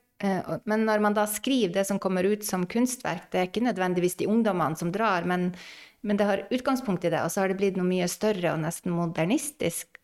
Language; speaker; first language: Norwegian; native; Norwegian